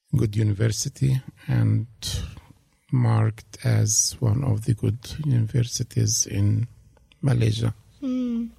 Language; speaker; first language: English; non-native, fluent; Arabic